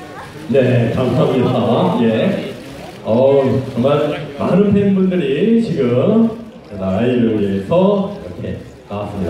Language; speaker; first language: Korean; native; Korean